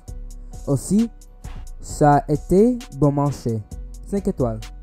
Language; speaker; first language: French; non-native, learner; English